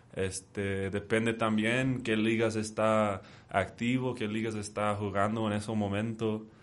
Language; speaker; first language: Spanish; early bilingual, heritage; Spanish